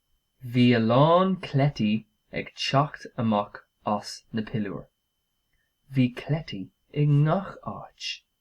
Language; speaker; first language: Irish; non-native, local second language; English